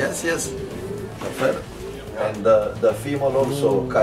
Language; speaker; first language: English; non-native, learner; Romanian